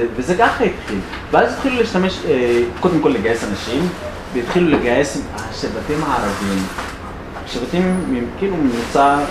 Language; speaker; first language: Hebrew; non-native, fluent; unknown